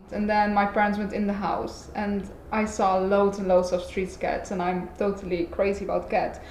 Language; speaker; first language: English; non-native, fluent; Dutch